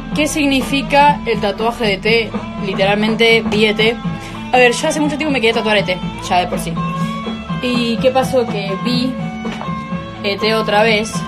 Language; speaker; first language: Spanish; early bilingual, heritage; Spanish